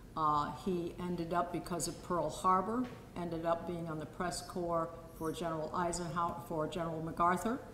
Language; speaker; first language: English; native; English